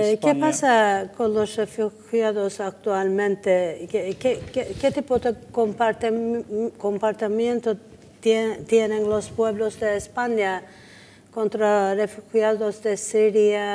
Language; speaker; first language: Spanish; non-native, learner; Turkish